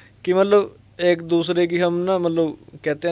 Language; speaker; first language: Hindi; non-native, local second language; Punjabi